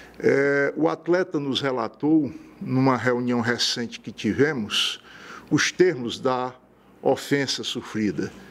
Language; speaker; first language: Portuguese; native; Portuguese